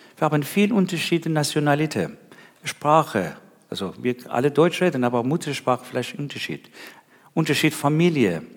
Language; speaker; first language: German; non-native, learner; Persian